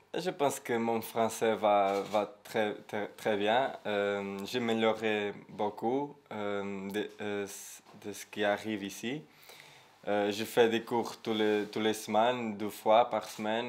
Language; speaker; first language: French; non-native, learner; Portuguese